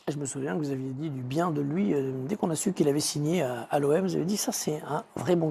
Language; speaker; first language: French; native; French